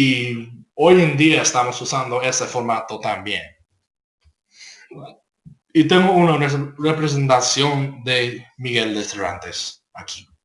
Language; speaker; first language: Spanish; non-native, learner; English